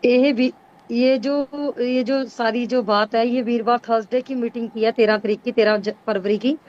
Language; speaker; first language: Hindi; non-native, local second language; Punjabi